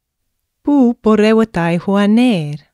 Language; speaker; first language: Greek; non-native, learner; English